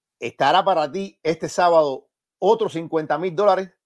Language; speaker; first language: Spanish; native; Spanish